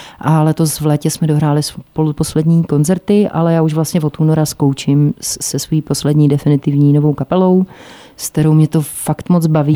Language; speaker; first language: Czech; native; Czech